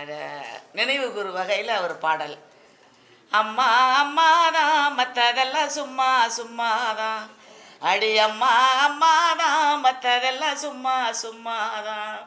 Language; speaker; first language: Tamil; native; Tamil